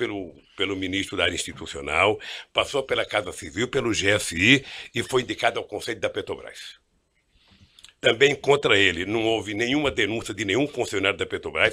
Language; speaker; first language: Portuguese; native; Portuguese